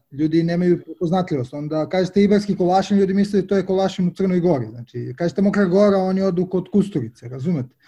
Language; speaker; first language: Serbian; native; Serbian